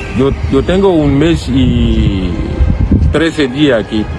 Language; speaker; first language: Spanish; non-native, learner; Haitian Creole